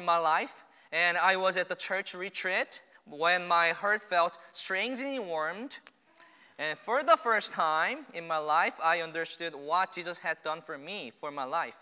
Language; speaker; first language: English; non-native, fluent; Korean